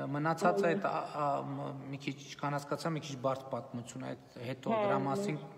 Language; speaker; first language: Armenian; native; Armenian